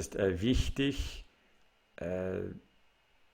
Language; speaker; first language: German; non-native, learner; English